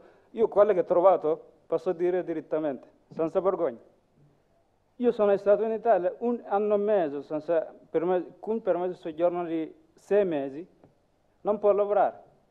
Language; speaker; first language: Italian; non-native, learner; Masai